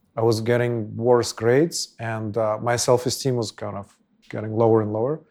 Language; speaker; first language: English; non-native, fluent; Russian